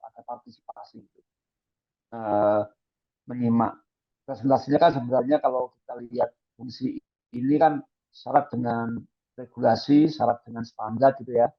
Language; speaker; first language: Indonesian; native; Indonesian